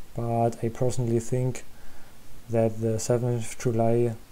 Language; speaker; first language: English; non-native, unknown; German